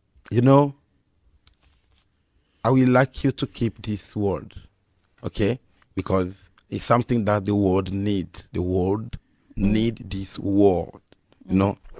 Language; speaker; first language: English; non-native, fluent; Lingala